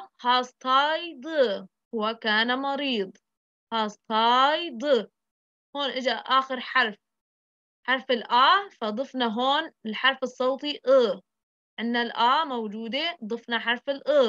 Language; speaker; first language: Arabic; native; Arabic